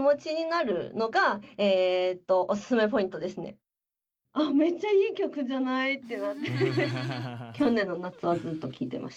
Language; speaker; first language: Japanese; non-native, fluent; Chinese